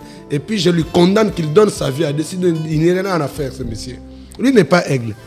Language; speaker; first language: French; non-native, local second language; Lingala